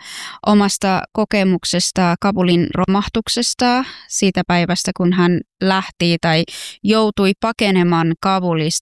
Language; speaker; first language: Finnish; non-native, fluent; Persian